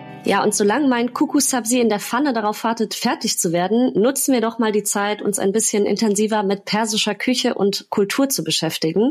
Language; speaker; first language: German; native; German